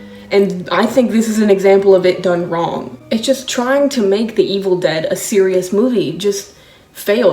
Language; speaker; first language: English; native; English